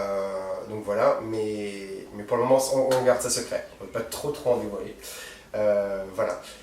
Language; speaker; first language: French; native; French